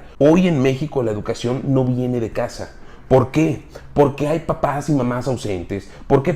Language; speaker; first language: Spanish; native; Spanish